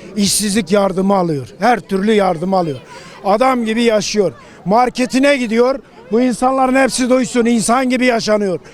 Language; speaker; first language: Turkish; native; Turkish